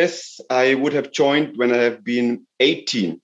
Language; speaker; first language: English; non-native, fluent; German